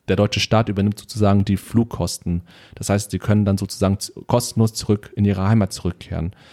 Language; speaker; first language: German; native; German